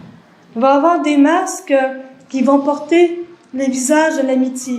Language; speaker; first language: French; native; French